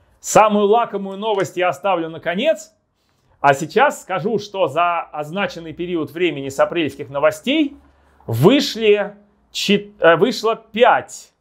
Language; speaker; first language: Russian; native; Russian